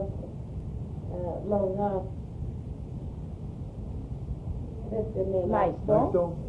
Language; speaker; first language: Swedish; early bilingual, heritage; Swedish